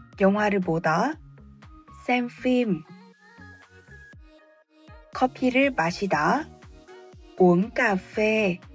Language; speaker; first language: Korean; non-native, fluent; Vietnamese